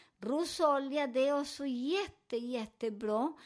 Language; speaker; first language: Swedish; non-native, fluent; Spanish